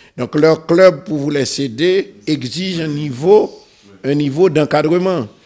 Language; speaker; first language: French; non-native, local second language; Haitian Creole